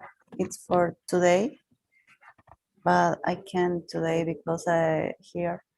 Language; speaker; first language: English; non-native, learner; Spanish